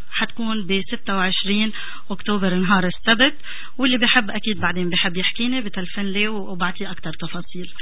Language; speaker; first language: Arabic; early bilingual, other home language; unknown